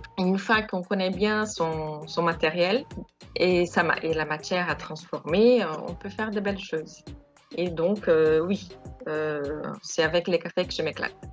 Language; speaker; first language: French; non-native, fluent; Portuguese